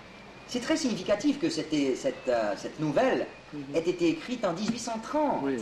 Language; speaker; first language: French; native; French